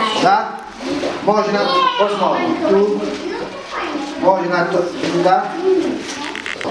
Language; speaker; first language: Russian; non-native, learner; Italian